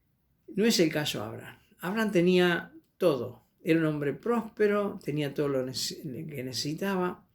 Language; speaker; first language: Spanish; native; Spanish